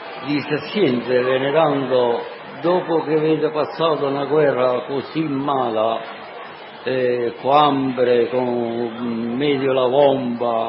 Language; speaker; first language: Italian; non-native, learner; Sicilian